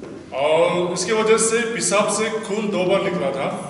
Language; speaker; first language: Hindi; non-native, local second language; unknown